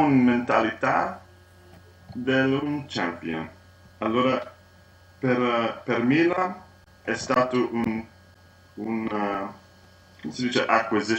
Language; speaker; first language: Italian; non-native, learner; English